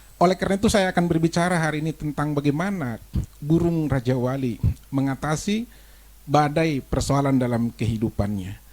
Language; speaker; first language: Indonesian; non-native, local second language; Batak Toba